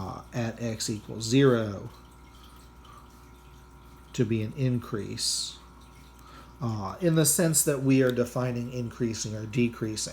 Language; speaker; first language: English; native; English